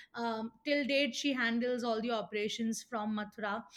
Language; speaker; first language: English; non-native, local second language; Hindi